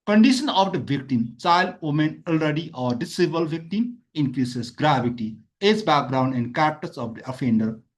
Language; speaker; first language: English; non-native, local second language; Nepali